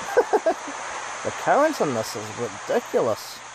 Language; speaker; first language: English; native; English